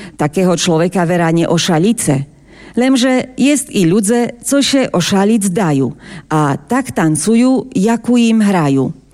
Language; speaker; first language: Slovak; native; Slovak